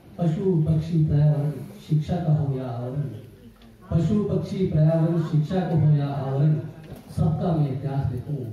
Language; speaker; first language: Hindi; non-native, local second language; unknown